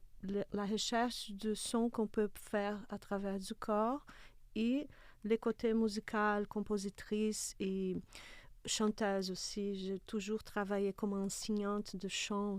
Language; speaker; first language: French; non-native, fluent; Portuguese